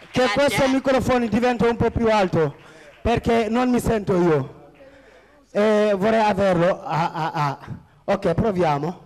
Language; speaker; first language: Italian; non-native, fluent; Wolof